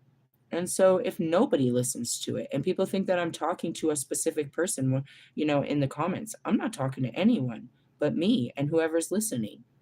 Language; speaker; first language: English; native; English